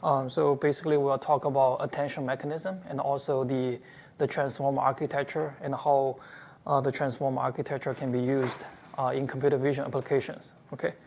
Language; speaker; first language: English; non-native, fluent; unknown